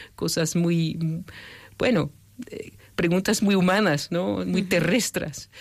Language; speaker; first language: Spanish; non-native, fluent; French